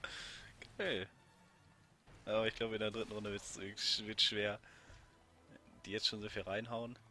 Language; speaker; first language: German; native; German